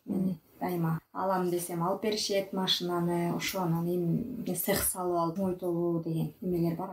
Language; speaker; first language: Kyrgyz; native; Kyrgyz